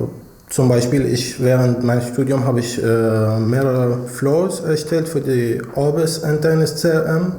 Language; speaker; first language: German; non-native, fluent; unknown